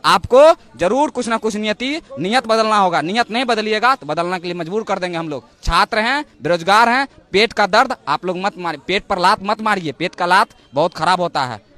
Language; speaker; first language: Hindi; native; Hindi